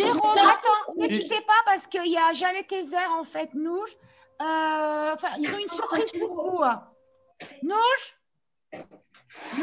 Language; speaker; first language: French; non-native, fluent; Turkish